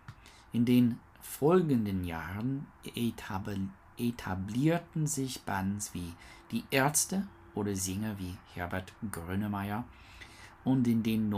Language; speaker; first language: German; non-native, learner; English